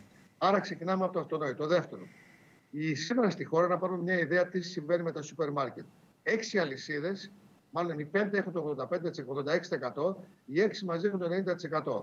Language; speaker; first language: Greek; native; Greek